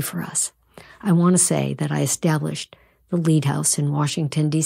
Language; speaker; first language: English; native; English